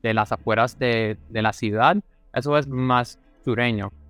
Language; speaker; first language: Spanish; non-native, fluent; English